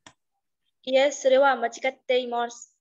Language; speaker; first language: Japanese; non-native, learner; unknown